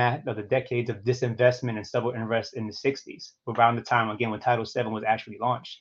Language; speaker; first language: English; native; English